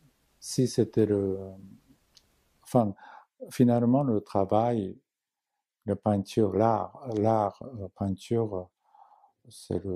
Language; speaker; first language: French; non-native, learner; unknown